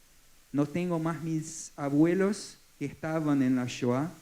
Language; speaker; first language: Spanish; non-native, fluent; Portuguese